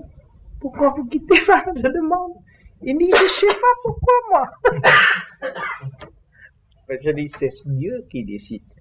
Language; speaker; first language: French; non-native, learner; Vietnamese